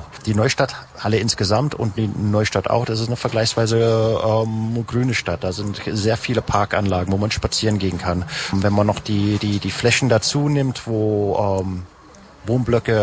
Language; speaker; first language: German; native; German